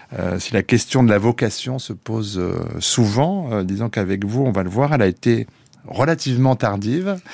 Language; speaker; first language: French; native; French